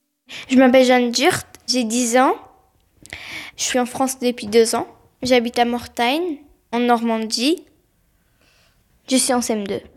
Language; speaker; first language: French; non-native, learner; Persian